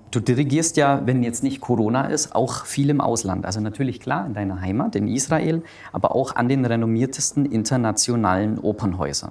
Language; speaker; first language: German; native; German